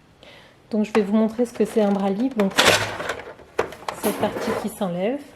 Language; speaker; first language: French; native; French